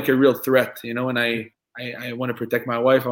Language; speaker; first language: English; non-native, fluent; French